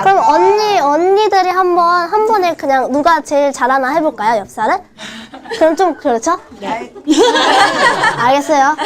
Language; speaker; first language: Korean; non-native, fluent; Chinese